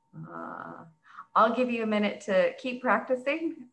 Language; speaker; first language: English; native; English